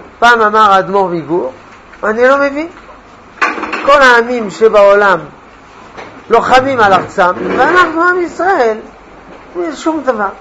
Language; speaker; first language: Hebrew; non-native, fluent; French